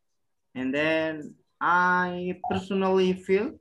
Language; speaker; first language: English; non-native, learner; Indonesian